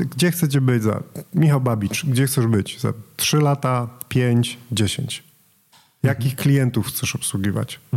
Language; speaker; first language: Polish; native; Polish